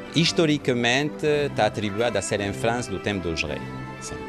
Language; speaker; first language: Portuguese; non-native, fluent; French